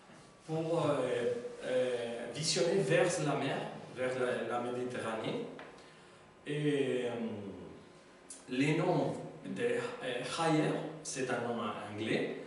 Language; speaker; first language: French; non-native, learner; Spanish